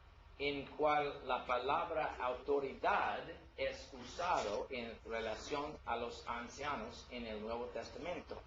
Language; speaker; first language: Spanish; non-native, learner; English